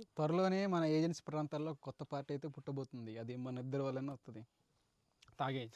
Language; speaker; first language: Telugu; native; Telugu